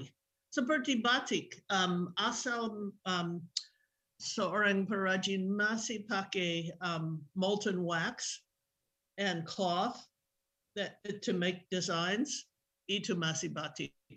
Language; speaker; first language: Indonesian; non-native, fluent; English